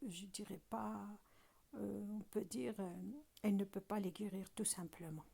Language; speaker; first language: French; non-native, local second language; Arabic